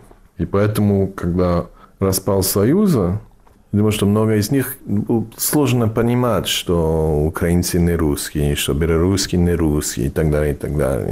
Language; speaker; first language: Russian; non-native, fluent; English